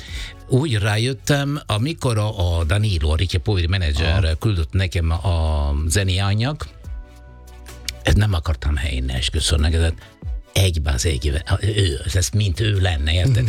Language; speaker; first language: Hungarian; non-native, fluent; Italian